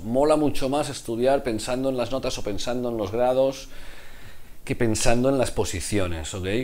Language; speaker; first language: Spanish; native; Spanish